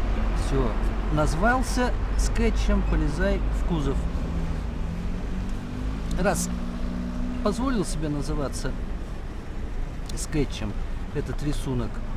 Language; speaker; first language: Russian; native; Russian